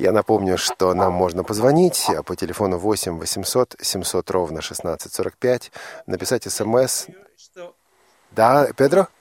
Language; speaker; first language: Russian; native; Russian